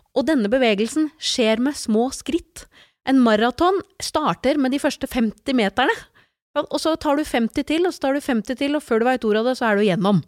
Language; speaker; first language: Norwegian; native; Norwegian